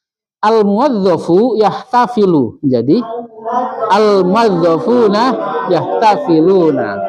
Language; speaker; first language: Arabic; non-native, fluent; Indonesian